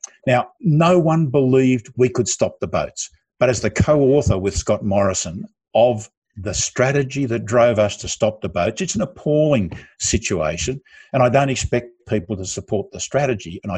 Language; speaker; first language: English; native; English